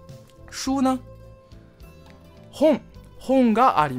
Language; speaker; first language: Japanese; non-native, fluent; Chinese